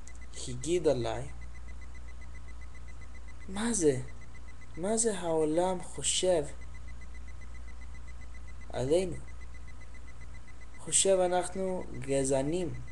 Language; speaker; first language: Hebrew; non-native, learner; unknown